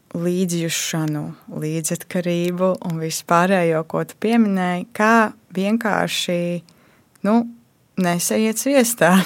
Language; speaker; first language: Latvian; native; Latvian